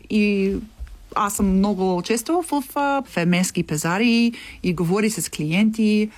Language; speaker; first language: Bulgarian; non-native, learner; English